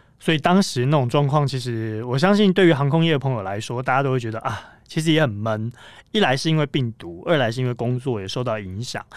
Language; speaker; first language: Chinese; native; Chinese